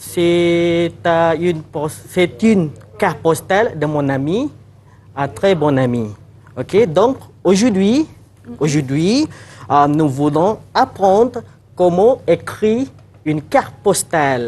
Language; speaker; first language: French; non-native, fluent; Malay